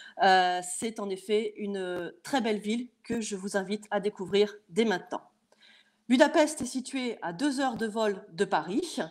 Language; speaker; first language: French; native; French